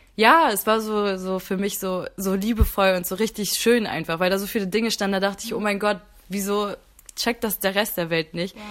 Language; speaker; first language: German; native; German